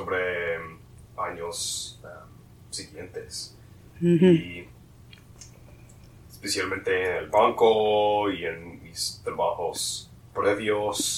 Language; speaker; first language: Spanish; non-native, learner; English